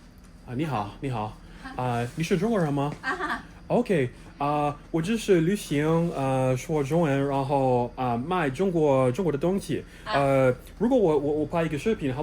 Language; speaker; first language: Chinese; non-native, learner; English